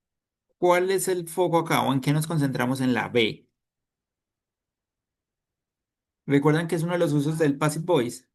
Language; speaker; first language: Spanish; native; Spanish